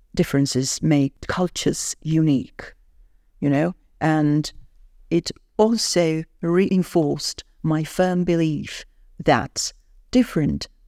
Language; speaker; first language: English; non-native, fluent; Armenian